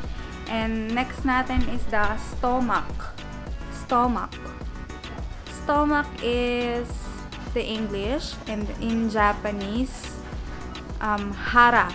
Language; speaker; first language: English; non-native, local second language; Filipino